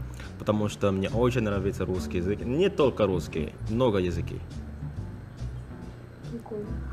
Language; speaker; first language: Russian; non-native, learner; Indonesian